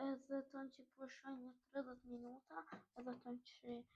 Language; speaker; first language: Albanian; early bilingual, heritage; Albanian